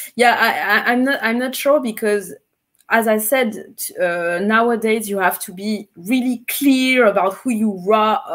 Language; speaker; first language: English; non-native, fluent; French